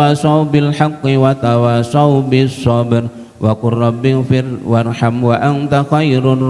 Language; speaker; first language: Indonesian; native; Indonesian